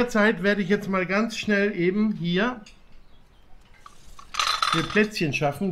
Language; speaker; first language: German; native; German